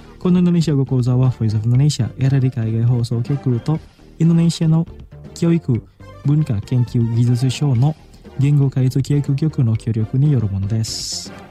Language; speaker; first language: Japanese; non-native, fluent; Indonesian